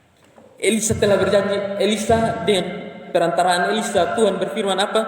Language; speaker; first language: Indonesian; non-native, local second language; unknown